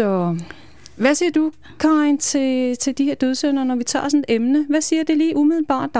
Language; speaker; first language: Danish; native; Danish